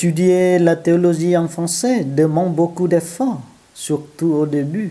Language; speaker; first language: French; non-native, fluent; Vietnamese